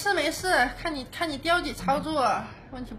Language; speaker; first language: Chinese; native; Chinese